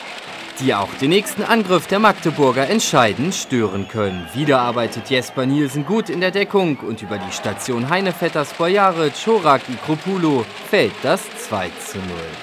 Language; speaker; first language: German; native; German